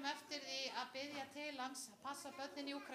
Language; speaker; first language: Icelandic; non-native, learner; Spanish